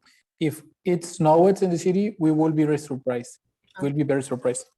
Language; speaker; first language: English; non-native, learner; Spanish